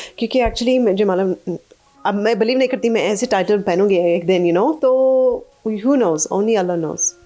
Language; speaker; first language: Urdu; early bilingual, heritage; Urdu